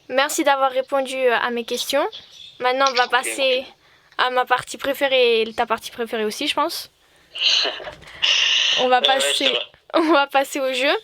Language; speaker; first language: French; native; French